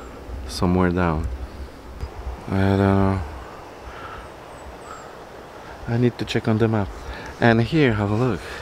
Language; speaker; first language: English; non-native, fluent; Polish